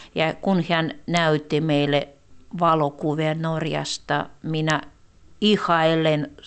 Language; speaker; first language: Finnish; non-native, fluent; Russian